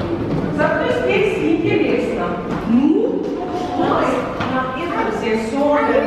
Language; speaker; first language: Russian; non-native, local second language; Estonian